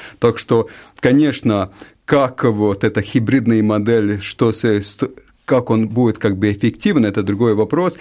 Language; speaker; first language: Russian; non-native, local second language; Latvian